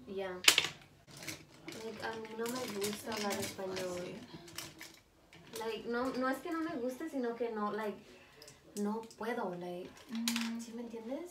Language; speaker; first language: Spanish; early bilingual, heritage; Spanish